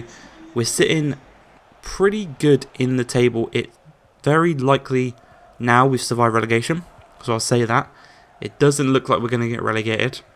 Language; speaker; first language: English; native; English